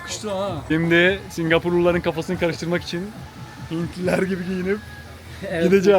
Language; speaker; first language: Turkish; native; Turkish